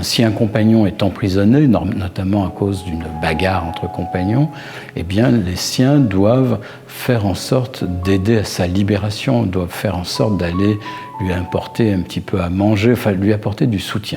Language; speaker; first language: French; native; French